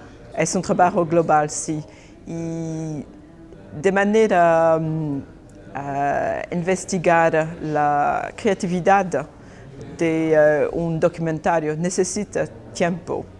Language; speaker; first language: Spanish; non-native, fluent; Portuguese